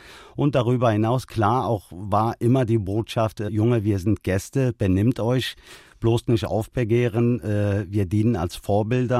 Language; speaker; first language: German; early bilingual, other home language; Turkish